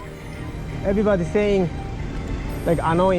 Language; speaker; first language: English; non-native, learner; Japanese